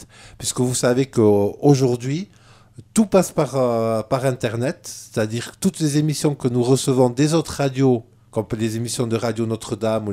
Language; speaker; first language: French; native; French